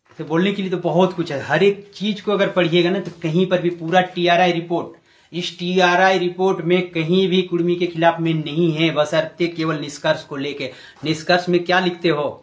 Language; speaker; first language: Hindi; non-native, local second language; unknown